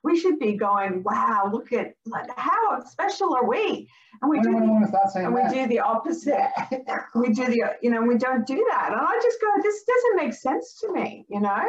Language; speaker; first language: English; native; English